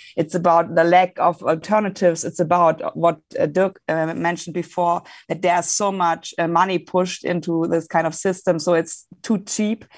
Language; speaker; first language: English; non-native, fluent; German